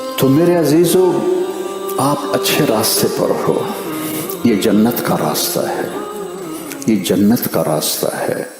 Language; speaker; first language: Urdu; non-native, local second language; Punjabi